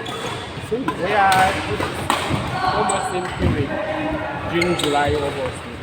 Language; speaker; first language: English; non-native, learner; Filipino